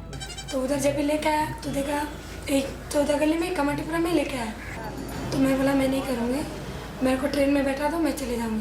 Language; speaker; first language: Hindi; non-native, fluent; Bangla